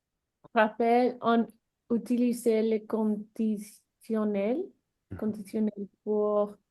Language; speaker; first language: French; non-native, learner; English